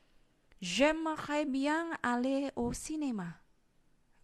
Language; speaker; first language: French; non-native, fluent; Indonesian